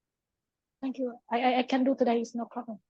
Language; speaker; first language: English; non-native, learner; Vietnamese